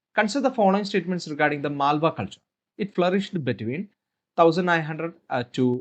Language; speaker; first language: English; non-native, local second language; Malayalam